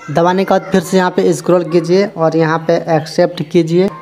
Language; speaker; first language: Hindi; native; Hindi